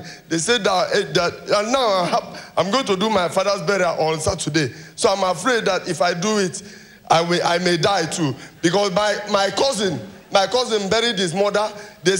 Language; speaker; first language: English; non-native, local second language; Igbo